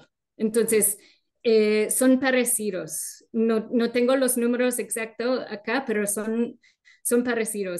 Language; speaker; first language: Spanish; non-native, fluent; English